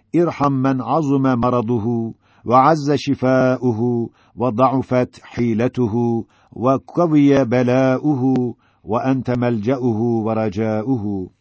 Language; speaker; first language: Arabic; non-native, fluent; Turkish